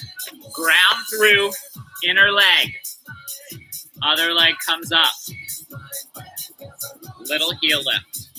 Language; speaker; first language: English; native; English